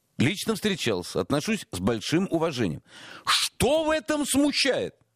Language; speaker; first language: Russian; native; Russian